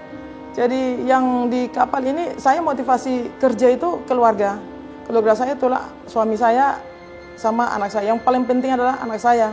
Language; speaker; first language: Indonesian; native; Indonesian